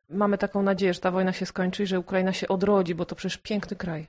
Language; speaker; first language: Polish; native; Polish